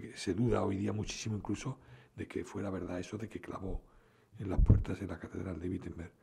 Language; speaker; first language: Spanish; native; Spanish